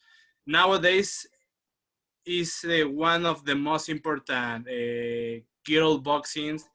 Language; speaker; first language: English; non-native, learner; Spanish